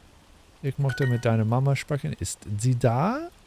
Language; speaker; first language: German; non-native, learner; English